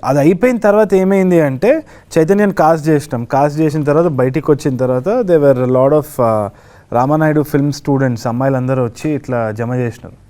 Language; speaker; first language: Telugu; native; Telugu